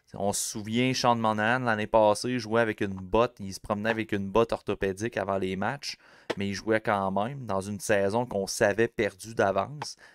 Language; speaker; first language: French; native; French